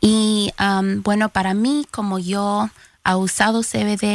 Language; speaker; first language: Spanish; early bilingual, heritage; Spanish